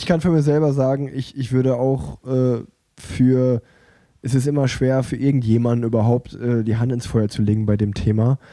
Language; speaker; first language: German; native; German